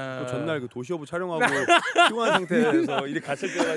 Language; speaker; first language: Korean; native; Korean